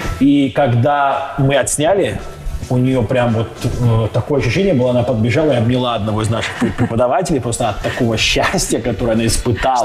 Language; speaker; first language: Russian; native; Russian